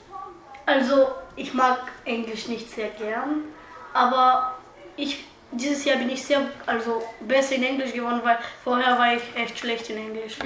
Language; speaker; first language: German; early bilingual, other home language; Bulgarian